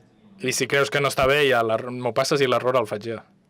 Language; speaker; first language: Catalan; non-native, fluent; English